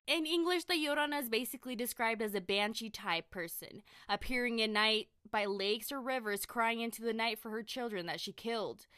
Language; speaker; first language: English; early bilingual, other home language; Spanish